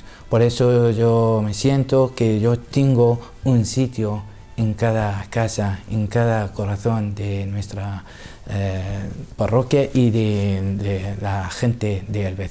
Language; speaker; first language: Spanish; non-native, learner; Assyrian Neo-Aramaic